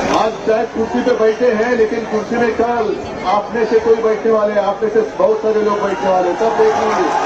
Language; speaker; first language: Hindi; non-native, local second language; Marathi